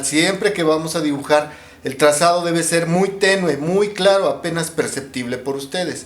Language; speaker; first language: Spanish; native; Spanish